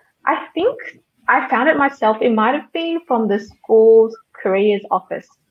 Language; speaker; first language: English; early bilingual, other home language; Vietnamese